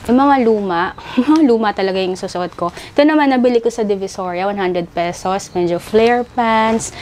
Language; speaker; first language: Filipino; native; Filipino